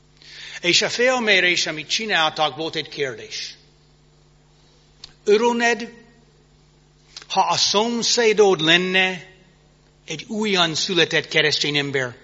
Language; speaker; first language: Hungarian; non-native, fluent; English